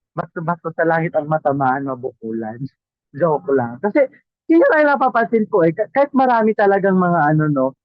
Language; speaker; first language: Filipino; non-native, local second language; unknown